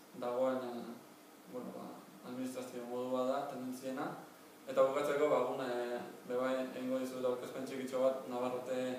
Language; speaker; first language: Basque; non-native, local second language; Spanish